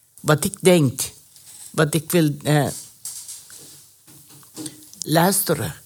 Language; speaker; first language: Dutch; non-native, learner; Persian